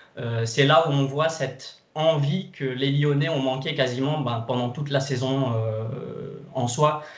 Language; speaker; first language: French; non-native, fluent; Portuguese